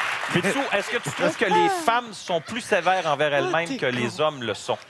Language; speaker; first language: French; native; French